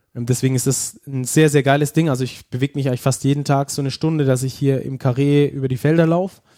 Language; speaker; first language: German; native; German